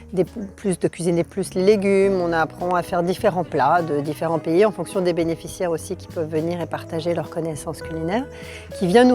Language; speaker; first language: French; native; French